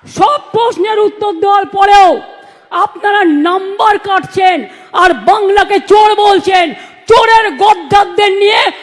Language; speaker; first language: Bangla; native; Bangla